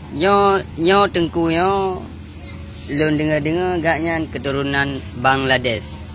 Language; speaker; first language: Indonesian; non-native, local second language; Achinese